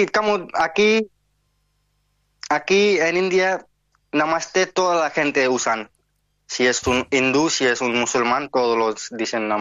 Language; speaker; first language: Spanish; non-native, learner; Hindi